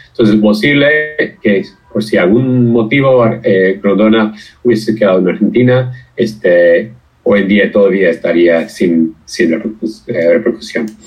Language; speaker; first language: Spanish; non-native, fluent; English